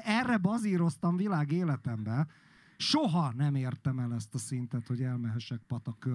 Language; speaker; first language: Hungarian; native; Hungarian